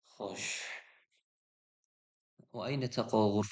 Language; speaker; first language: Arabic; non-native, fluent; Uzbek